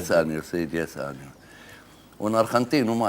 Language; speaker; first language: Spanish; non-native, fluent; Arabic